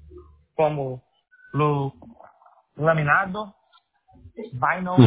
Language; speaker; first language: Spanish; non-native, learner; Portuguese